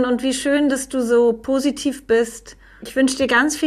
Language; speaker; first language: German; native; German